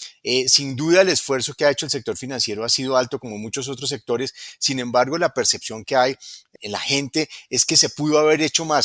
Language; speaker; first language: Spanish; native; Spanish